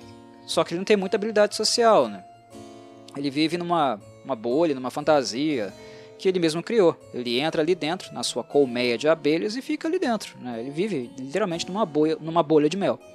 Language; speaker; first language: Portuguese; native; Portuguese